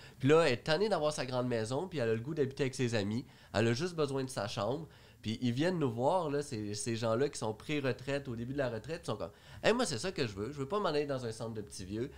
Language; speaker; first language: French; native; French